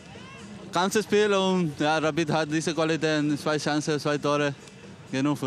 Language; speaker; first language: German; non-native, learner; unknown